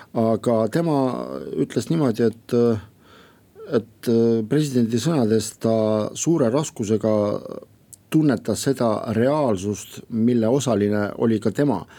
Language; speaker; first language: Estonian; non-native, local second language; Russian